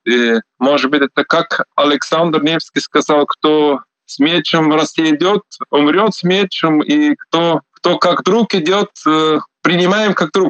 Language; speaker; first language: Russian; non-native, learner; Swiss German